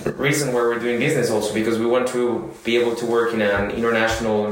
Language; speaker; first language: English; non-native, fluent; Spanish